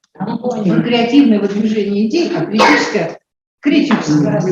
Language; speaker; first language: Russian; native; Russian